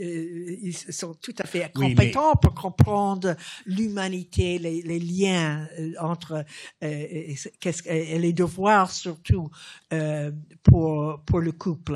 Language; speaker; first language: French; non-native, fluent; English